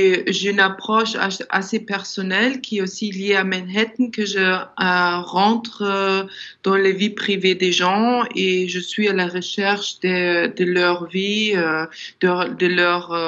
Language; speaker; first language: French; non-native, fluent; German